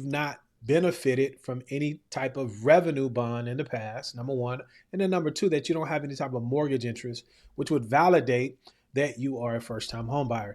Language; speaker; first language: English; native; English